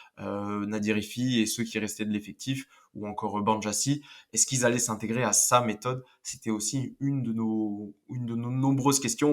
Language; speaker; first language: French; native; French